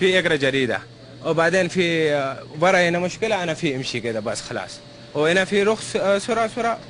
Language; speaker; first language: Arabic; non-native, learner; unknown